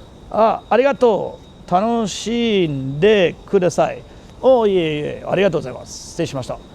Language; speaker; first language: Japanese; non-native, learner; English